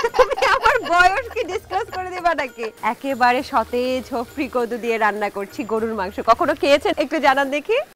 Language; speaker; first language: Bangla; native; Bangla